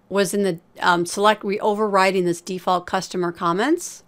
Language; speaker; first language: English; native; English